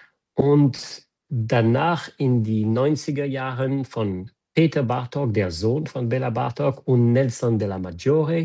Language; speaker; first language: German; non-native, fluent; French